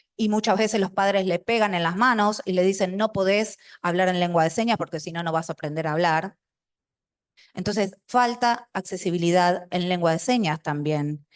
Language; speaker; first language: Spanish; non-native, local second language; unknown